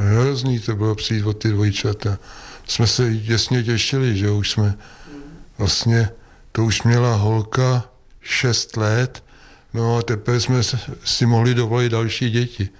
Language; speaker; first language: Czech; native; Czech